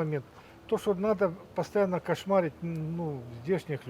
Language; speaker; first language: Russian; native; Russian